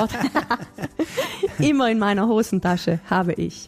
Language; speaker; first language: German; native; German